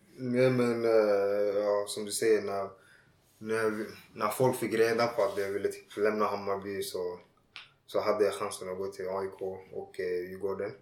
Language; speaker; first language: Swedish; early bilingual, other home language; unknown